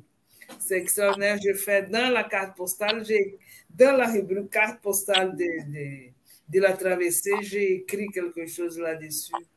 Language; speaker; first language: French; non-native, fluent; Portuguese